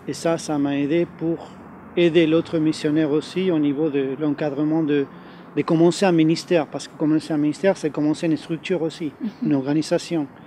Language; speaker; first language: French; non-native, fluent; Spanish